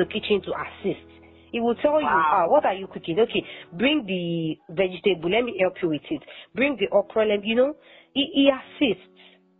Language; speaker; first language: English; non-native, local second language; Yoruba